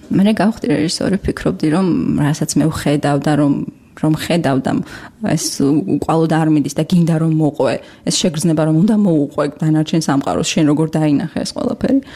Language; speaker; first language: Georgian; native; Georgian